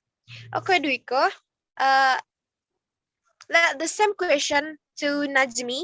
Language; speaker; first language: English; non-native, learner; Indonesian